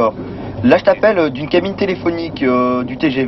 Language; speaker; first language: French; native; French